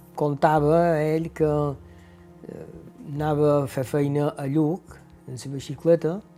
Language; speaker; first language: Catalan; native; Catalan